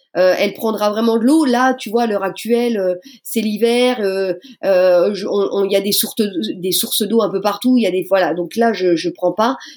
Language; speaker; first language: French; native; French